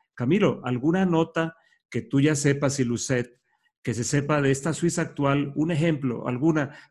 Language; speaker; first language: Spanish; native; Spanish